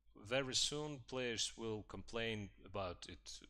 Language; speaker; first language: English; non-native, fluent; Russian